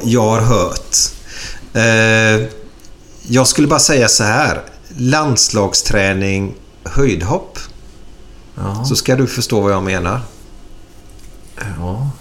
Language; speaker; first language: Swedish; native; Swedish